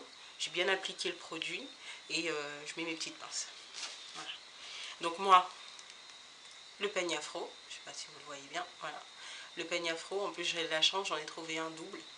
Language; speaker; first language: French; native; French